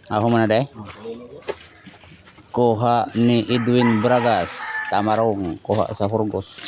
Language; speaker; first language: Filipino; non-native, local second language; Cebuano